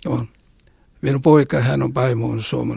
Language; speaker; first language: Finnish; non-native, learner; Korean